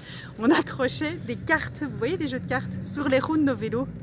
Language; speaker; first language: French; native; French